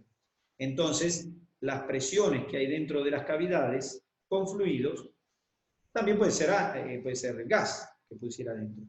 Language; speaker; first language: Spanish; native; Spanish